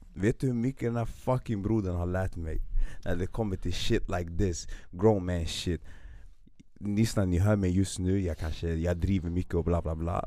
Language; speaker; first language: Swedish; native; Swedish